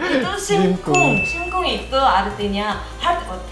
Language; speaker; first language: Indonesian; non-native, learner; Korean